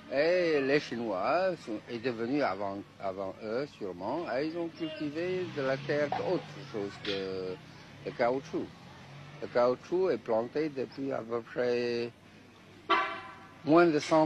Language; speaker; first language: French; non-native, fluent; Chinese